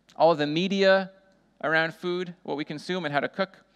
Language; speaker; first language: English; native; English